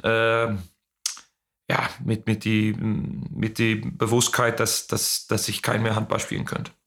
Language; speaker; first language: German; non-native, fluent; Swedish